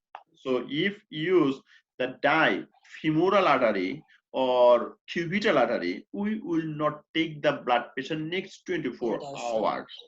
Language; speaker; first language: English; non-native, fluent; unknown